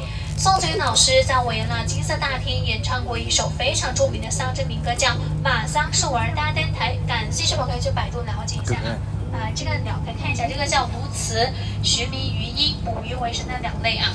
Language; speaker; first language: Chinese; native; Chinese